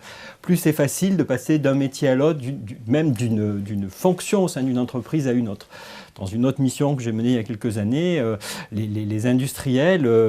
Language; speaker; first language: French; native; French